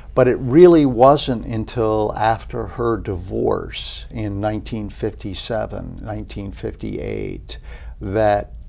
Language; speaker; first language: English; native; English